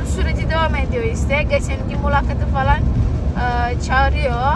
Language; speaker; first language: Turkish; non-native, learner; Indonesian